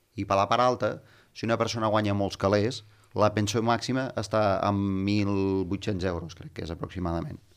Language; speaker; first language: Catalan; native; Catalan